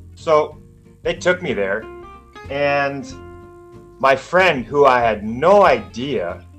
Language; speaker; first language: English; native; English